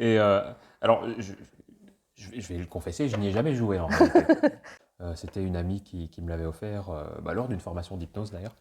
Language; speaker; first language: French; native; French